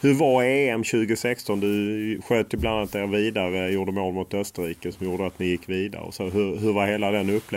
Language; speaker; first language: Swedish; native; Swedish